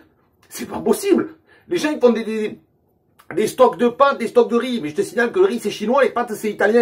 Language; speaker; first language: French; native; French